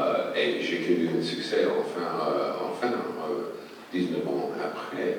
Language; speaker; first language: French; non-native, fluent; English